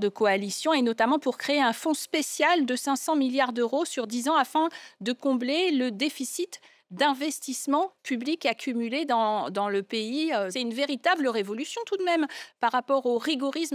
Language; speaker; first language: French; native; French